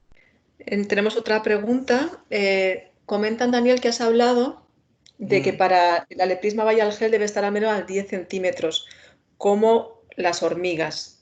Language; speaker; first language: Spanish; native; Spanish